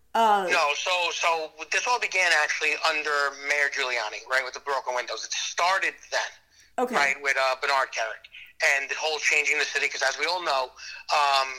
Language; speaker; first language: English; native; English